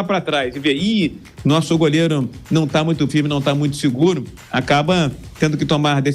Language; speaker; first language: Portuguese; native; Portuguese